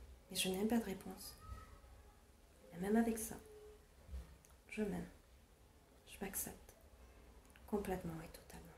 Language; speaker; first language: French; non-native, fluent; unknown